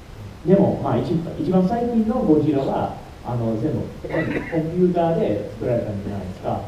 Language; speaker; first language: Japanese; non-native, fluent; English